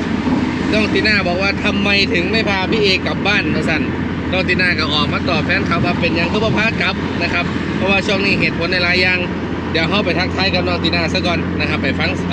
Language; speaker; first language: Thai; non-native, local second language; Northeastern Thai